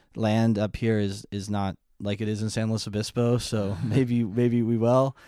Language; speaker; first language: English; native; English